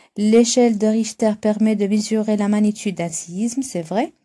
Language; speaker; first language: French; non-native, local second language; Arabic